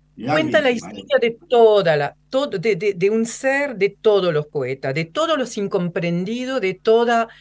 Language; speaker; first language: Spanish; non-native, fluent; French